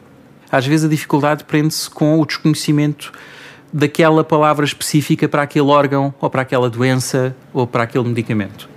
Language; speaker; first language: Portuguese; native; Portuguese